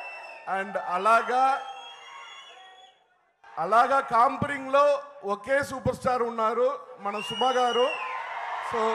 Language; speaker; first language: Telugu; non-native, learner; Tamil